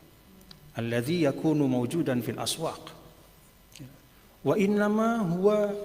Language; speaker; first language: Arabic; non-native, fluent; Indonesian